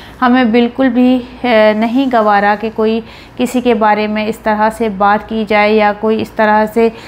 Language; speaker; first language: Urdu; native; Urdu